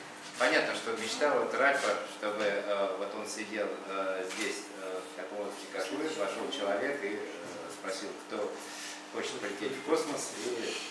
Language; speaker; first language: Russian; native; Russian